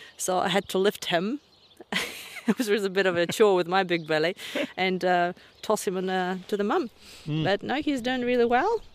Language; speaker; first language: English; non-native, fluent; Russian